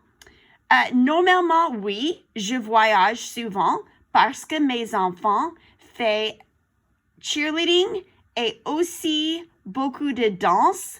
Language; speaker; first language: French; non-native, fluent; English